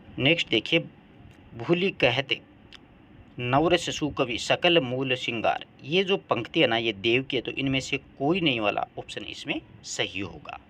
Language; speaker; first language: Hindi; native; Hindi